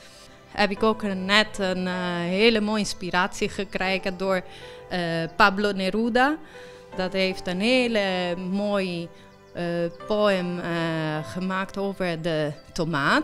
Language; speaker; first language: Dutch; early bilingual, heritage; Italian